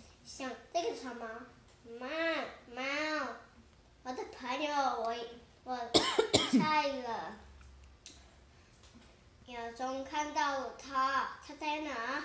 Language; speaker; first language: Chinese; early bilingual, heritage; Chinese